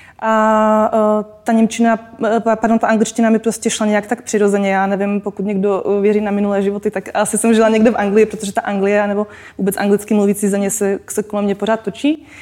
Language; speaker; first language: Czech; non-native, local second language; Slovak